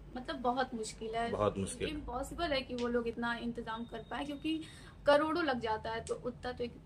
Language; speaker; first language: Hindi; native; Hindi